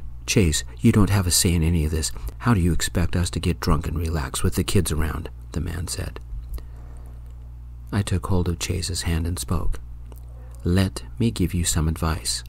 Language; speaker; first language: English; native; English